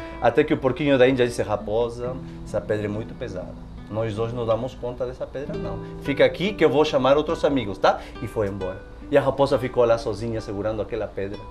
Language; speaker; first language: Portuguese; non-native, fluent; Spanish